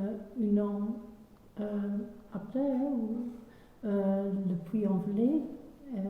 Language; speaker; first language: French; non-native, learner; Dutch